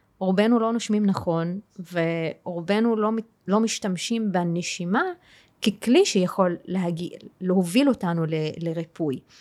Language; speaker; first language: Hebrew; non-native, local second language; Arabic